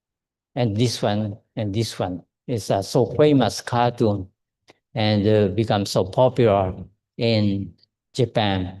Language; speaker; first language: English; non-native, fluent; Japanese